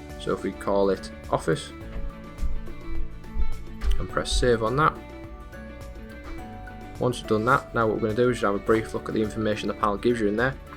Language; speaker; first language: English; native; English